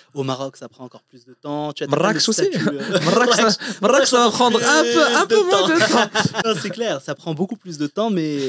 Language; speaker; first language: French; non-native, local second language; Arabic